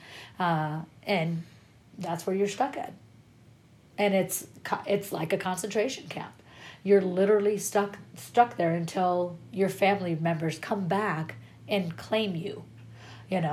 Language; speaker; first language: English; early bilingual, other home language; Persian